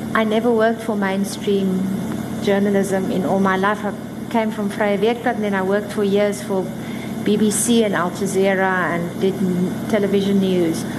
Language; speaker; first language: English; non-native, local second language; Afrikaans